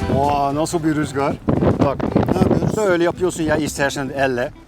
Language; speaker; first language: Turkish; non-native, fluent; Dutch